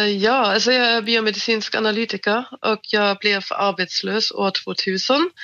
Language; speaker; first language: Swedish; non-native, fluent; German